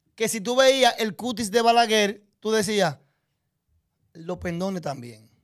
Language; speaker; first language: Spanish; native; Spanish